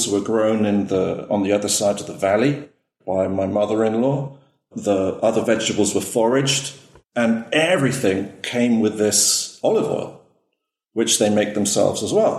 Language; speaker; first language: English; native; English